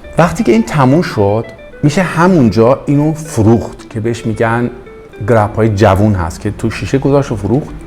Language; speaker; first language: Persian; native; Persian